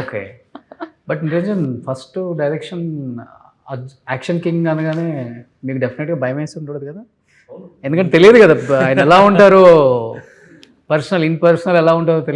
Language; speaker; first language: Telugu; native; Telugu